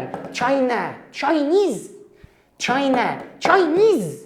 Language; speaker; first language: English; non-native, fluent; Arabic